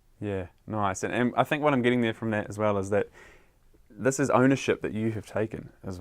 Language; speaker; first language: English; native; English